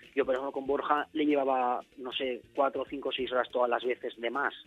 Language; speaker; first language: Spanish; native; Spanish